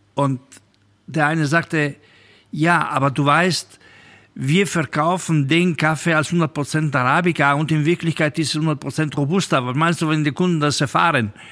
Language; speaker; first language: German; non-native, fluent; Italian